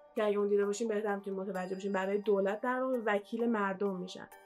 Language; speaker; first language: Persian; native; Persian